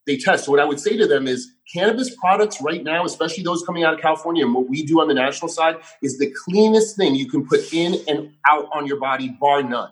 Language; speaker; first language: English; native; English